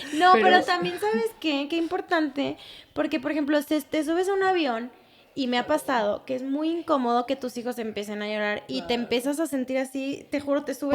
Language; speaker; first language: Spanish; native; Spanish